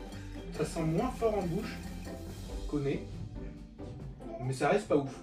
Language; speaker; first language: French; native; French